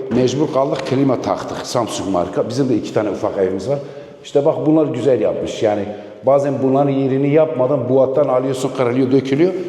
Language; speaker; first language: Turkish; native; Turkish